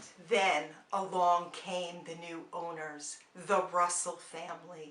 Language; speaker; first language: English; native; English